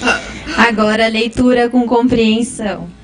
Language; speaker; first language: Portuguese; native; Portuguese